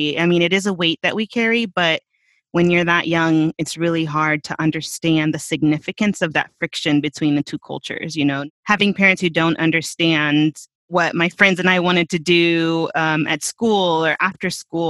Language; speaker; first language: English; early bilingual, other home language; Spanish